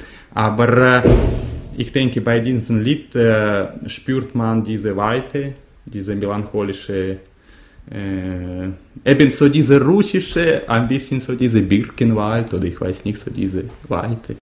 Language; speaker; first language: German; non-native, fluent; Russian